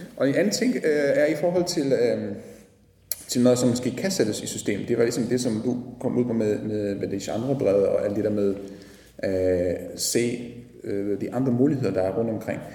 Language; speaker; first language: Danish; non-native, fluent; Polish